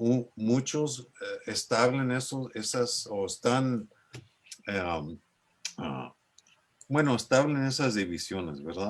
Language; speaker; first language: Spanish; early bilingual, other home language; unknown